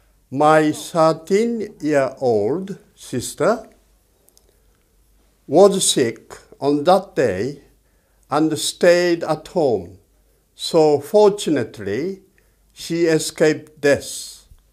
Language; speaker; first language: English; non-native, fluent; Japanese